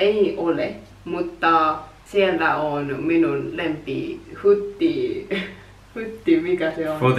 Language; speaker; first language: Finnish; non-native, learner; Japanese